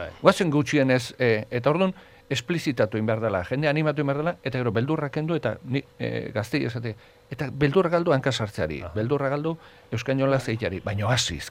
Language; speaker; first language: Basque; native; Basque